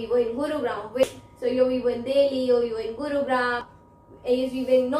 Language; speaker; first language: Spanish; non-native, fluent; Hindi